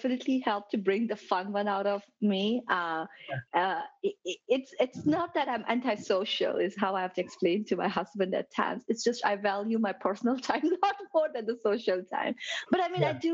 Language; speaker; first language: English; non-native, local second language; Gujarati